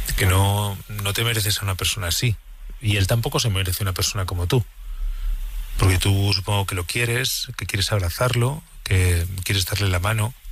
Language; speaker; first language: Spanish; native; Spanish